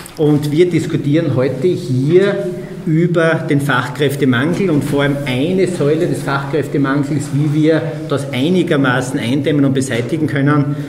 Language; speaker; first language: German; native; German